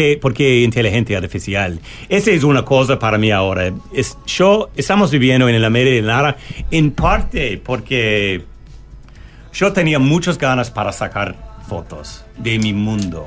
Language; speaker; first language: Spanish; non-native, learner; English